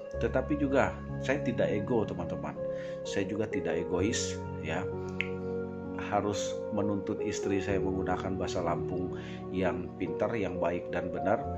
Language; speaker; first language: Indonesian; non-native, local second language; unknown